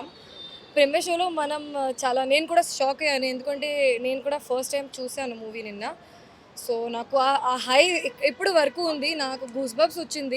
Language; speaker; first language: Telugu; non-native, fluent; Hindi